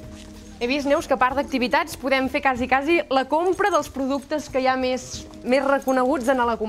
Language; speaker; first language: Catalan; native; Catalan